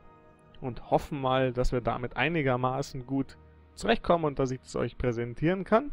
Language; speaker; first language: German; native; German